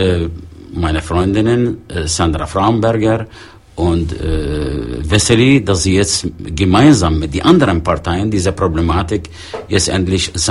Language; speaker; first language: German; non-native, fluent; Arabic